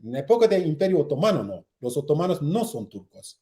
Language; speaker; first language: Spanish; non-native, learner; Kurdish